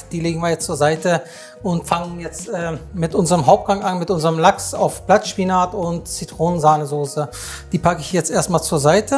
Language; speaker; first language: German; native; German